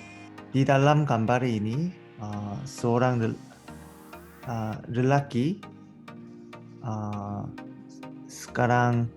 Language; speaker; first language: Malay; non-native, learner; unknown